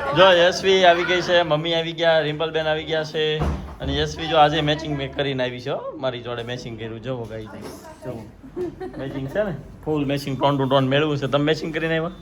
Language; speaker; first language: Gujarati; native; Gujarati